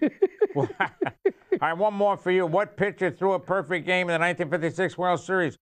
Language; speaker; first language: English; native; English